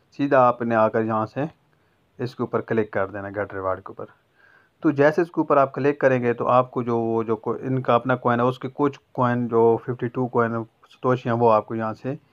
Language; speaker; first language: Urdu; non-native, local second language; Punjabi